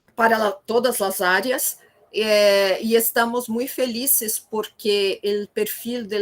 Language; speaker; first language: Spanish; non-native, fluent; Portuguese